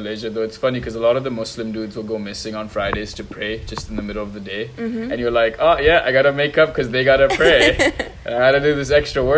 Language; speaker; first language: English; non-native, local second language; Tamil